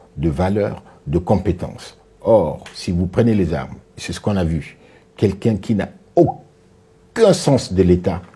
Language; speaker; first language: French; non-native, local second language; Sango